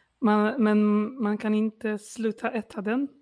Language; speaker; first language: Swedish; non-native, fluent; Polish